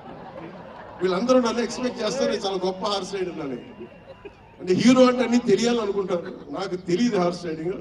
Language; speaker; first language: Telugu; native; Telugu